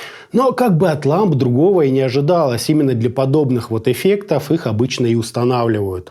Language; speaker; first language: Russian; native; Russian